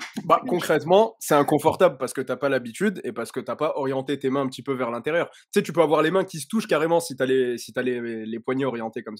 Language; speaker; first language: French; native; French